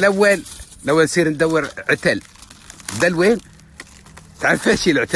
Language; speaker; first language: Arabic; native; Arabic